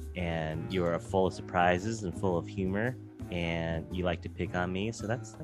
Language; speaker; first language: English; native; English